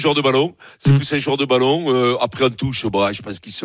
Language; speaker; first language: French; native; French